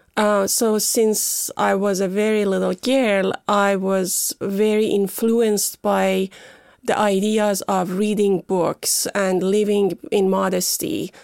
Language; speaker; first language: English; non-native, fluent; Persian